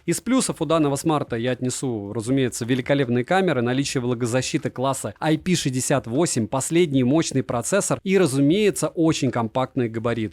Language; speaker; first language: Russian; native; Russian